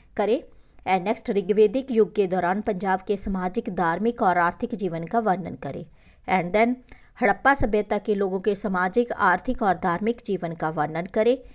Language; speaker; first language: Hindi; non-native, local second language; Punjabi